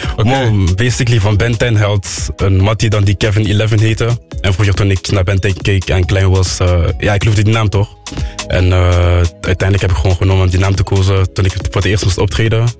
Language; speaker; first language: Dutch; non-native, local second language; French